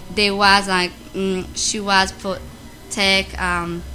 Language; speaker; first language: English; non-native, learner; Amharic